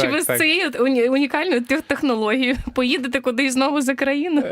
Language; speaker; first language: Ukrainian; native; Ukrainian